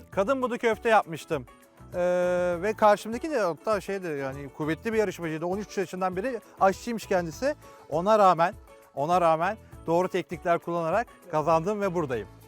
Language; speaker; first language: Turkish; native; Turkish